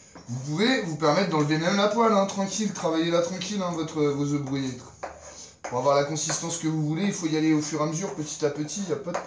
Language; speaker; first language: French; native; French